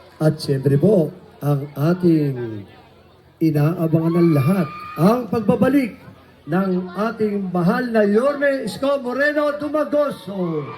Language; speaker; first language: Filipino; native; Filipino